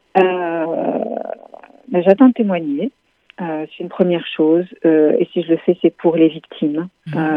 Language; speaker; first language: French; native; French